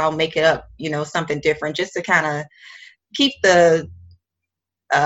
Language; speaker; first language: English; native; English